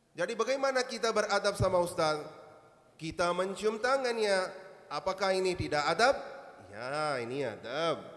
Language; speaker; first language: Indonesian; non-native, learner; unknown